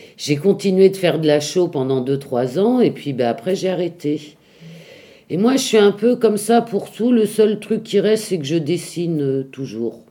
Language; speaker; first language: French; native; French